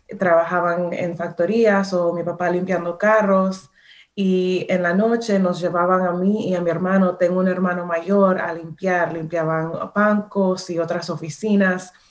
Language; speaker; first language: Spanish; early bilingual, heritage; Spanish